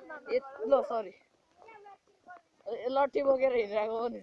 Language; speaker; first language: English; non-native, learner; Nepali